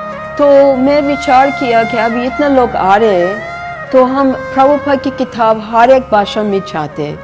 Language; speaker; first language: Hindi; non-native, fluent; English